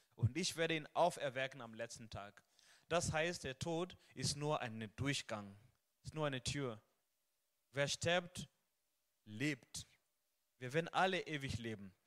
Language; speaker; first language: German; non-native, fluent; Swahili